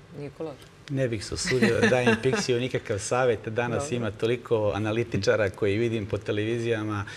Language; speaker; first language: Serbian; native; Serbian